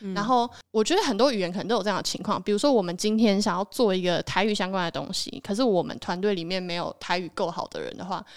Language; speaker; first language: Chinese; non-native, local second language; Min Nan Chinese